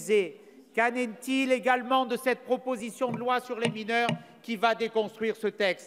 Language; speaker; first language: French; native; French